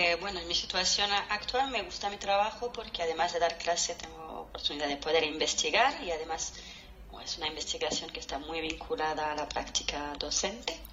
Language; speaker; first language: Spanish; non-native, fluent; French